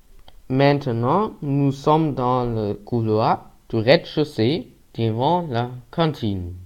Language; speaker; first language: French; non-native, learner; German